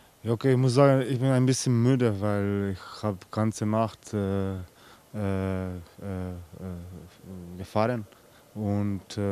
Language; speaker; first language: German; non-native, fluent; Slovenian